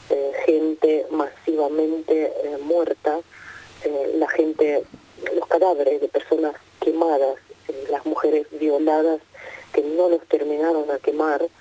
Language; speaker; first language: Spanish; non-native, fluent; Ukrainian